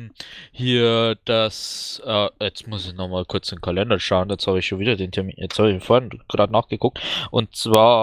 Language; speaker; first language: German; native; German